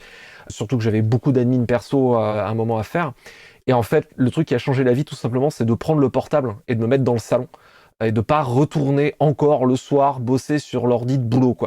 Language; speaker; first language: French; native; French